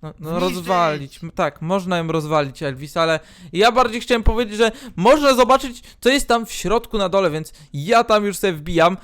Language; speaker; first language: Polish; native; Polish